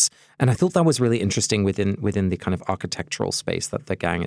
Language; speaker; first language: English; native; English